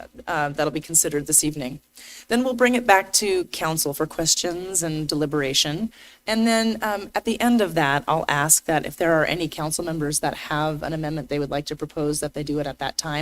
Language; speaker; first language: English; native; English